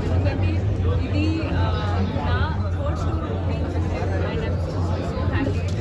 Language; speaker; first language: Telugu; non-native, learner; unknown